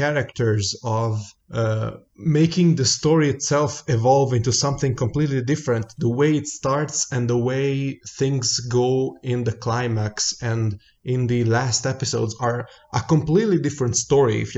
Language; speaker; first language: English; non-native, fluent; Italian